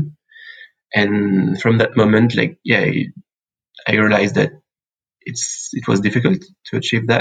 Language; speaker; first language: English; non-native, fluent; French